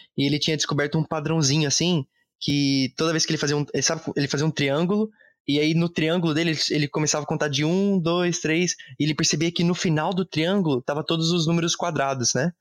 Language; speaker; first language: Portuguese; native; Portuguese